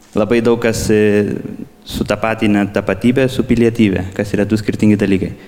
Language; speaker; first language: Lithuanian; early bilingual, heritage; Spanish